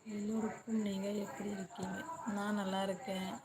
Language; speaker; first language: Tamil; native; Tamil